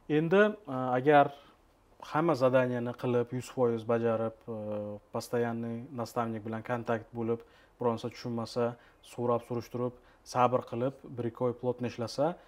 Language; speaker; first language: Uzbek; early bilingual, heritage; Uzbek